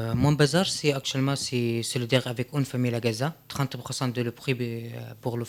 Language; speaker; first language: French; non-native, learner; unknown